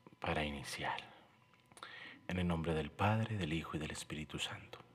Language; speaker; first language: Spanish; native; Spanish